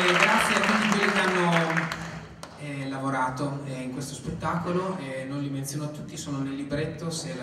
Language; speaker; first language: Italian; native; Italian